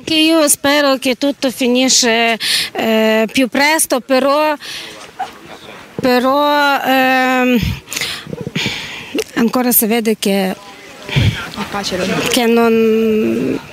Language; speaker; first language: Italian; non-native, learner; Ukrainian